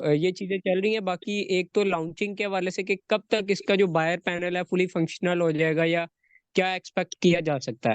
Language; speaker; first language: Urdu; non-native, local second language; Saraiki